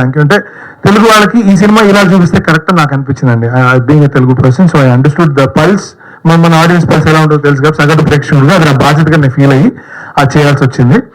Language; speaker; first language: Telugu; native; Telugu